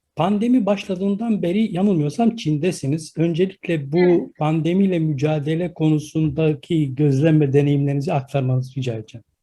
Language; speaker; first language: Turkish; native; Turkish